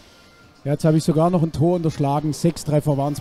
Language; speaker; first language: German; native; German